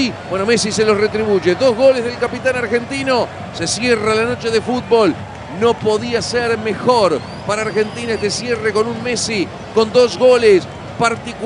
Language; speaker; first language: Spanish; native; Spanish